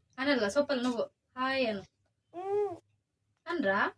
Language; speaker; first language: Telugu; native; Telugu